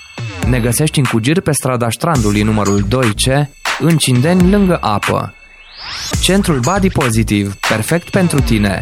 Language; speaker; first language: Romanian; native; Romanian